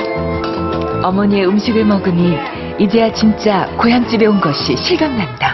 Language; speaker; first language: Korean; native; Korean